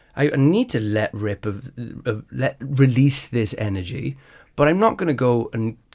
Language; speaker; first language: English; native; English